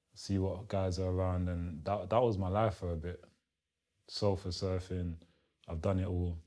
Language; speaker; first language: English; early bilingual, other home language; Lingala